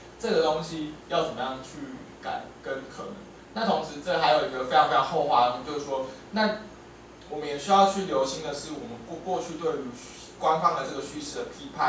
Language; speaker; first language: Chinese; native; Chinese